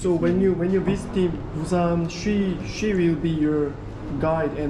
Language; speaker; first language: English; non-native, learner; Korean